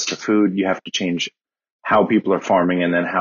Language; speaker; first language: English; native; English